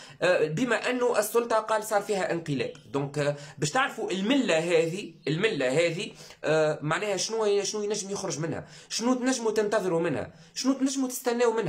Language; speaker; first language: Arabic; native; Arabic